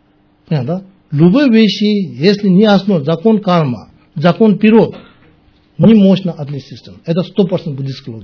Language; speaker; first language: Russian; non-native, learner; Tibetan